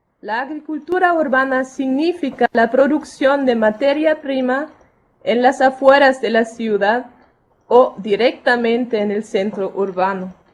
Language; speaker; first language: Spanish; non-native, fluent; German